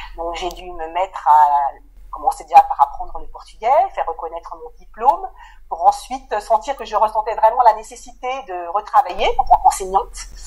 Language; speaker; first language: French; native; French